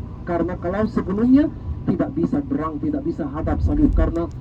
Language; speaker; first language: Indonesian; non-native, fluent; Arabic